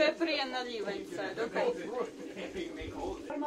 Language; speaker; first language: English; non-native, learner; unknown